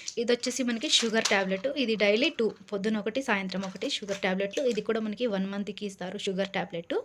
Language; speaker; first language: Telugu; native; Telugu